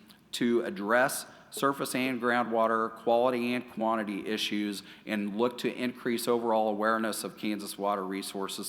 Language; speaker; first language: English; native; English